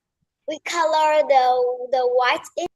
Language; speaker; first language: English; non-native, learner; Vietnamese